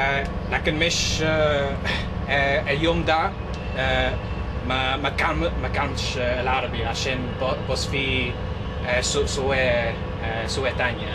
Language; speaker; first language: Arabic; non-native, learner; English